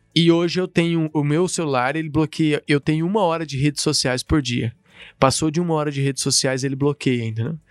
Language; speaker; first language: Portuguese; native; Portuguese